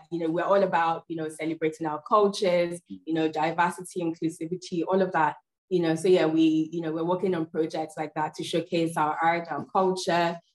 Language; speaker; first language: English; non-native, local second language; Yoruba